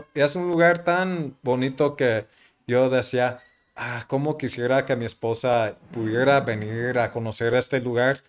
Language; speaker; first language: Spanish; non-native, fluent; English